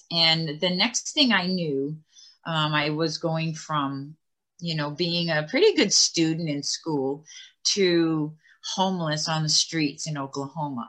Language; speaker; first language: English; native; English